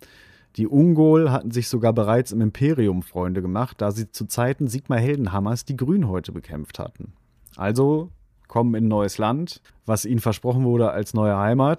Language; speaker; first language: German; native; German